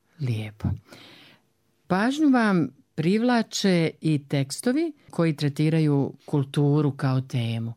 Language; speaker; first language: Serbian; native; Serbian